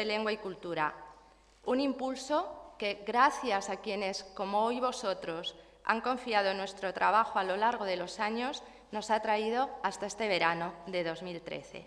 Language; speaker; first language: Spanish; native; Spanish